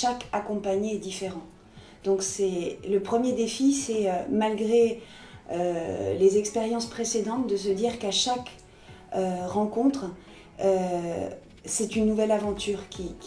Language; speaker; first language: French; native; French